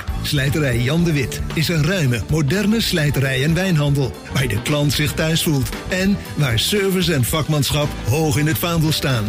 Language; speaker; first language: Dutch; native; Dutch